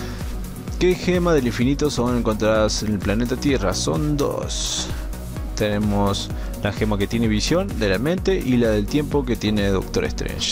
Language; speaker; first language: Spanish; native; Spanish